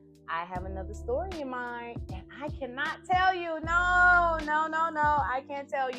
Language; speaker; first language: English; native; English